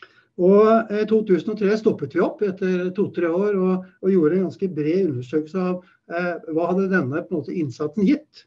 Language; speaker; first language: Norwegian; native; Norwegian